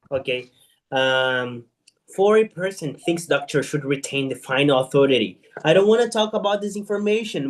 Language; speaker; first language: English; non-native, fluent; Portuguese